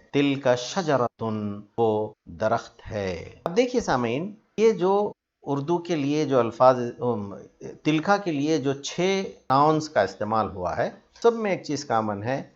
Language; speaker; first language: Urdu; native; Urdu